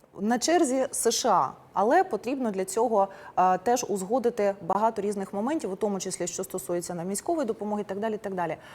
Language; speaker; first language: Ukrainian; native; Ukrainian